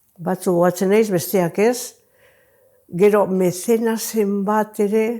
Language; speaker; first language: Basque; native; Basque